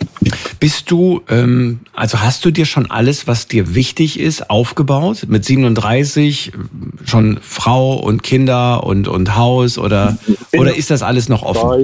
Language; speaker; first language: German; non-native, learner; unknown